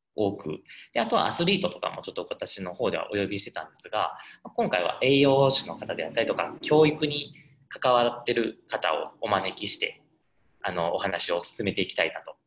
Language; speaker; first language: Japanese; native; Japanese